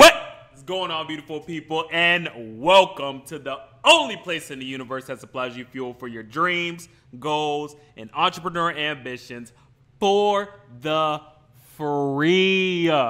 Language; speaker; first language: English; native; English